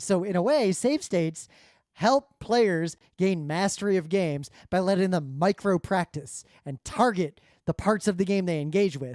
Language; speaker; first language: English; native; English